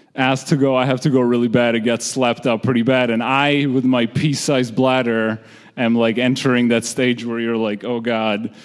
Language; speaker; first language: English; early bilingual, other home language; Georgian